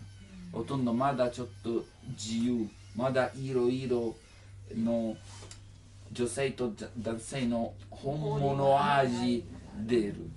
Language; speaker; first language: Japanese; non-native, learner; Italian